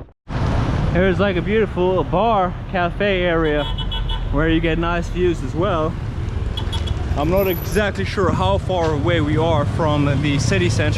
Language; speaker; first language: English; non-native, fluent; Finnish